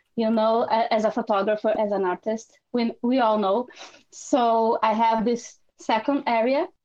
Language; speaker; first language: English; non-native, fluent; Portuguese